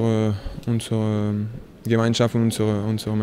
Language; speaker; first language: German; non-native, fluent; French